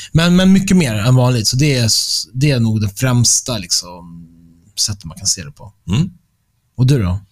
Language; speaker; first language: Swedish; early bilingual, other home language; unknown